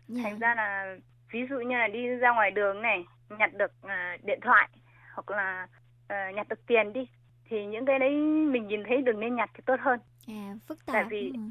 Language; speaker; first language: Vietnamese; native; Vietnamese